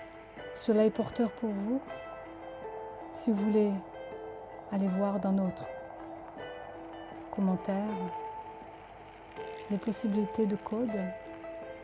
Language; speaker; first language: French; native; French